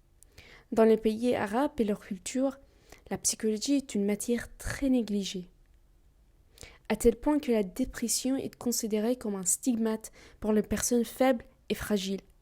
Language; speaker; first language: French; non-native, learner; Arabic